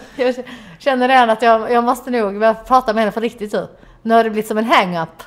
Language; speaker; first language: Swedish; native; Swedish